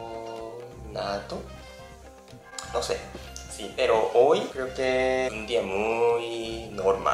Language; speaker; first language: Spanish; non-native, learner; Japanese